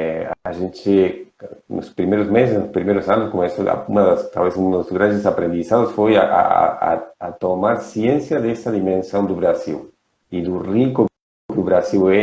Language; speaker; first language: Portuguese; non-native, fluent; Spanish